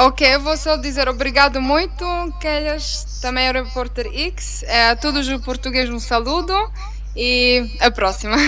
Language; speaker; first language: Portuguese; non-native, learner; Italian